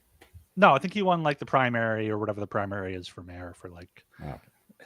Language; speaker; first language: English; native; English